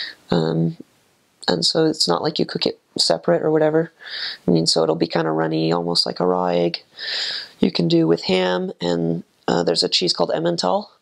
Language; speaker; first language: English; native; English